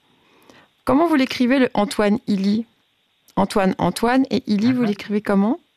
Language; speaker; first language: French; native; French